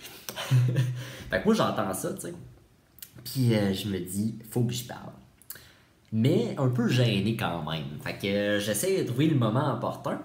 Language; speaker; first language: French; native; French